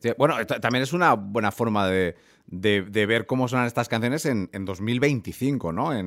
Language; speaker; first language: Spanish; native; Spanish